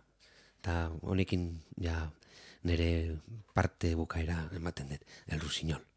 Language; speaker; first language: Basque; non-native, fluent; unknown